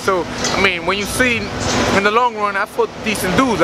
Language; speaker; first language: English; early bilingual, other home language; Spanish